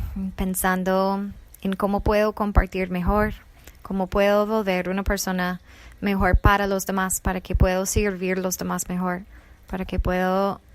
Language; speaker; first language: Spanish; non-native, fluent; English